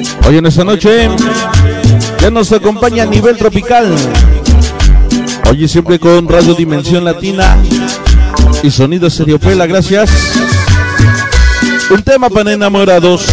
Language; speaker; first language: Spanish; native; Spanish